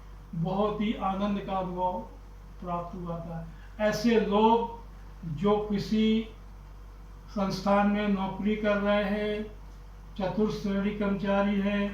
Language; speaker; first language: Hindi; native; Hindi